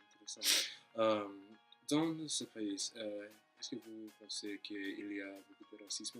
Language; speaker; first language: French; non-native, learner; English